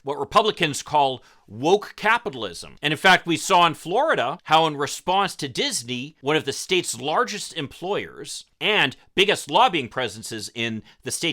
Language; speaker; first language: English; native; English